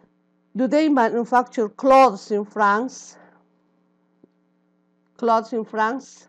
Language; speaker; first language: English; non-native, learner; Spanish